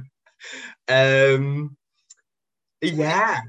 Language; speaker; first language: English; native; English